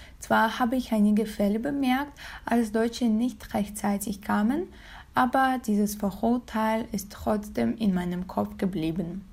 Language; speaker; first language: German; non-native, learner; Russian